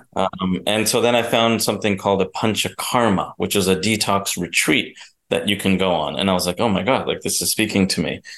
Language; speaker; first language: English; native; English